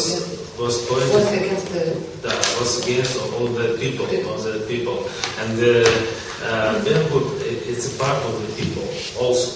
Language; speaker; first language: English; non-native, learner; Russian